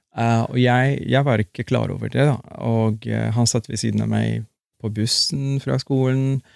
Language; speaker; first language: Norwegian; non-native, fluent; Arabic